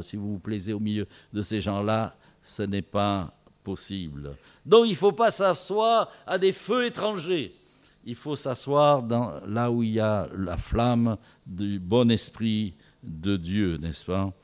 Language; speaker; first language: French; native; French